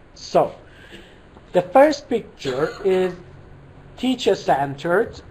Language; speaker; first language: English; non-native, fluent; Persian